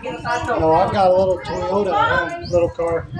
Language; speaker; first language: English; native; English